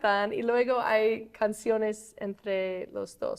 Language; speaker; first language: Spanish; non-native, fluent; English